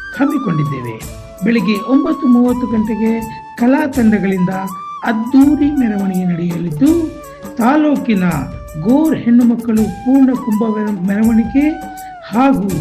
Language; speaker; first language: Kannada; non-native, local second language; Lambadi